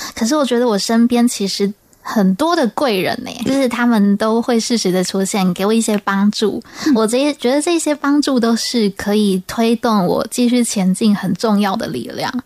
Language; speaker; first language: Chinese; native; Chinese